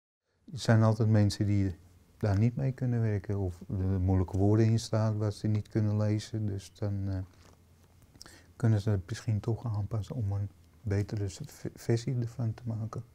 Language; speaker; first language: Dutch; native; Dutch